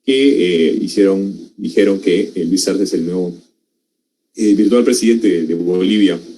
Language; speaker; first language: Spanish; native; Spanish